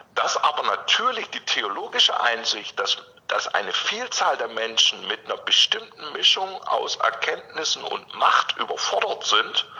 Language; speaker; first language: German; native; German